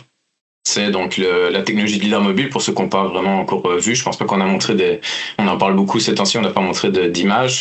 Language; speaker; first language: French; native; French